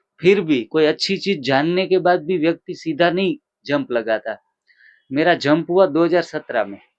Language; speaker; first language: Hindi; non-native, local second language; Gujarati